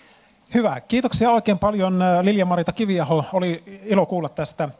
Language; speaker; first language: Finnish; native; Finnish